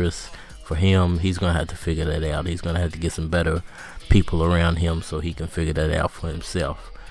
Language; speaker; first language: English; native; English